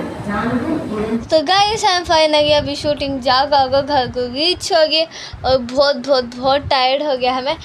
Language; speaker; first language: Hindi; non-native, local second language; Urdu